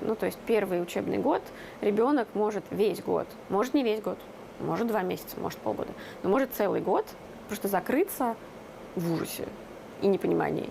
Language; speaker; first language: Russian; native; Russian